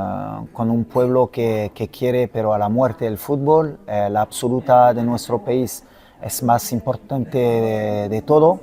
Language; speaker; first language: Spanish; non-native, fluent; French